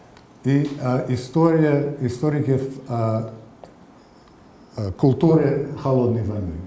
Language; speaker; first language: Russian; non-native, fluent; English